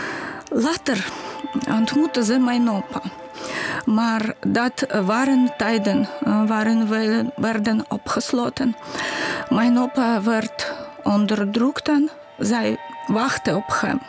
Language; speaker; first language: Dutch; non-native, learner; Ukrainian